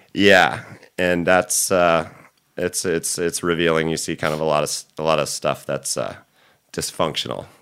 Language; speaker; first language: English; native; English